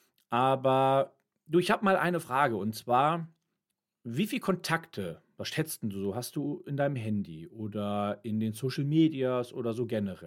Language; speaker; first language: German; native; German